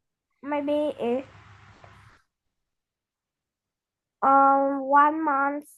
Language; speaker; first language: English; non-native, learner; Vietnamese